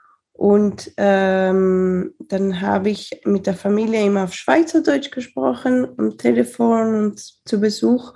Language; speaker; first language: German; early bilingual, heritage; Spanish